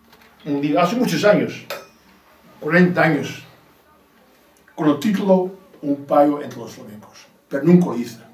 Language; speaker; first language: Spanish; non-native, fluent; English